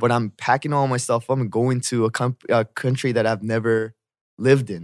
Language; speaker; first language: English; early bilingual, other home language; Korean